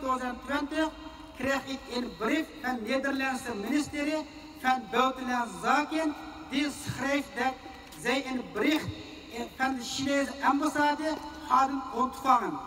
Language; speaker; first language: Dutch; non-native, fluent; Uyghur